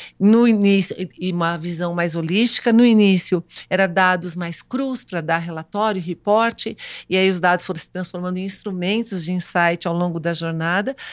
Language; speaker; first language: Portuguese; native; Portuguese